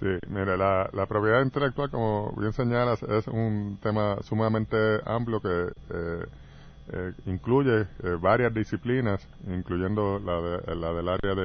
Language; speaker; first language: Spanish; native; Spanish